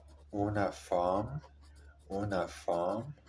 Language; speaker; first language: French; non-native, learner; Portuguese